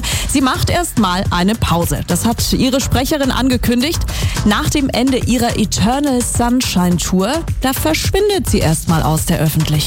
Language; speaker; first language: German; native; German